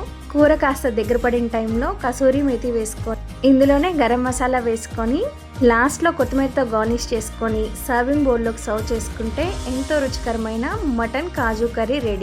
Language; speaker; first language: Telugu; native; Telugu